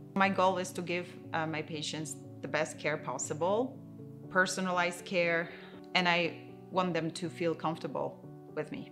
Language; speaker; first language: English; non-native, fluent; Polish